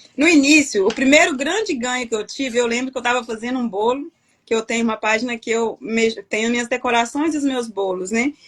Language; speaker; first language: Portuguese; native; Portuguese